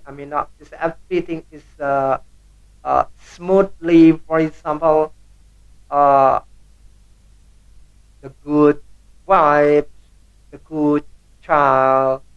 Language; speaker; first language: English; non-native, learner; Indonesian